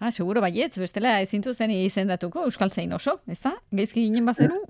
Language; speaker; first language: Basque; native; Basque